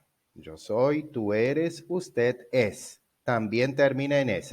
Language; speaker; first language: Spanish; non-native, fluent; Portuguese